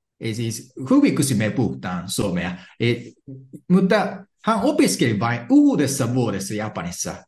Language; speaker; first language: Finnish; non-native, fluent; Japanese